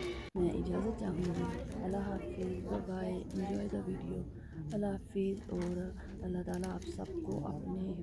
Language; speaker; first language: Urdu; native; Urdu